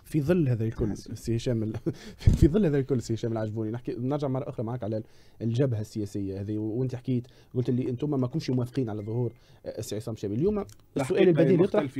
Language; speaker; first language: Arabic; native; Arabic